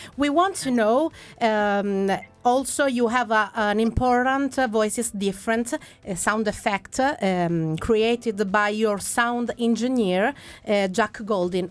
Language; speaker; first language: English; non-native, learner; Italian